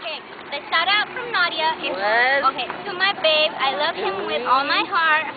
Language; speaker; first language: English; native; English